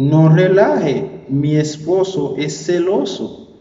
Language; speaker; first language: Spanish; non-native, fluent; Haitian Creole